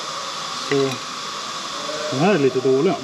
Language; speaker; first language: Swedish; native; Swedish